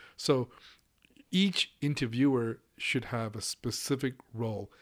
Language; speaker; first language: English; non-native, local second language; Malayalam